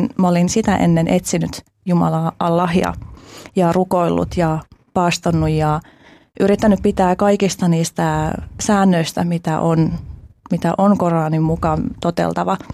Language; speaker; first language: Finnish; early bilingual, other home language; Albanian